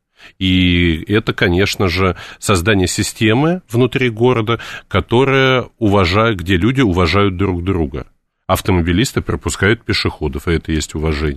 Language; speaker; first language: Russian; native; Russian